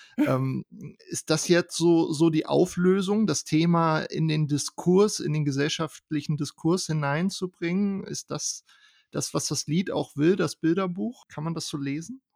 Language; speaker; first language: German; native; German